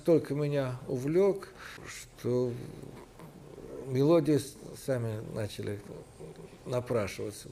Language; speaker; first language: Russian; native; Russian